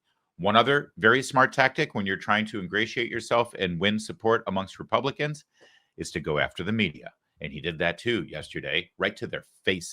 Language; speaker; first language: English; native; English